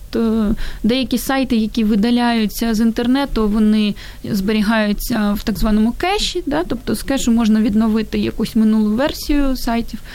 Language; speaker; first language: Ukrainian; native; Ukrainian